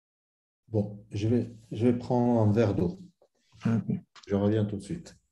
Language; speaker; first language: French; non-native, fluent; Italian